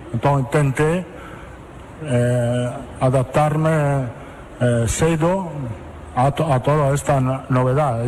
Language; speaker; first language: Portuguese; non-native, learner; Italian